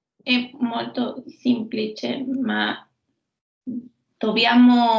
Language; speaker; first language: Italian; non-native, learner; Spanish